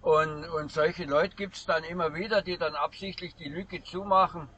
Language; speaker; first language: German; native; German